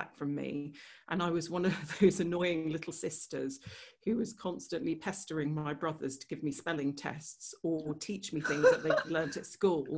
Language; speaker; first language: English; native; English